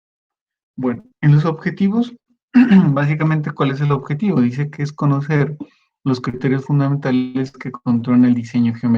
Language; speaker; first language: Spanish; native; Spanish